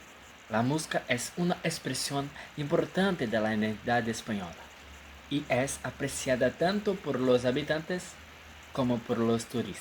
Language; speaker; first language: Spanish; non-native, learner; Portuguese